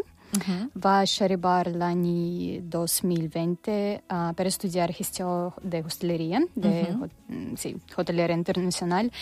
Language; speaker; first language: Catalan; non-native, learner; Russian